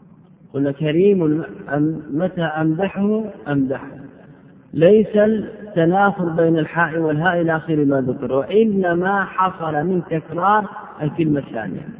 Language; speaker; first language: Arabic; native; Arabic